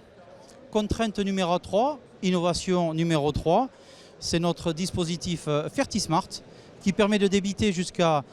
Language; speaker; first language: French; native; French